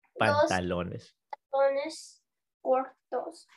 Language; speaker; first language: Spanish; non-native, learner; English